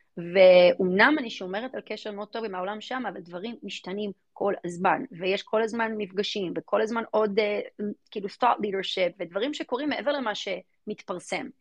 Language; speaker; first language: Hebrew; early bilingual, other home language; English